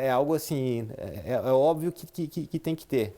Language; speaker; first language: Portuguese; native; Portuguese